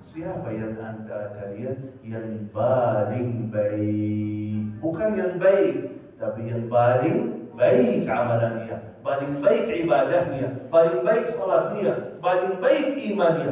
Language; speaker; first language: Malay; non-native, fluent; Arabic